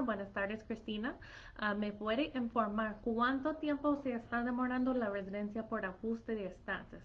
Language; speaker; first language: Spanish; non-native, fluent; English